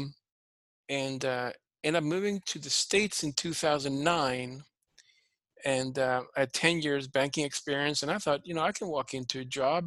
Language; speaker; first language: English; non-native, fluent; Swedish